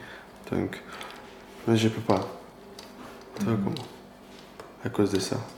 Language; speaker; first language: French; non-native, learner; Persian